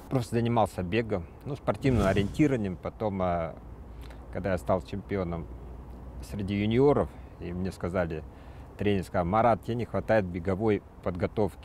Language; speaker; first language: Russian; native; Russian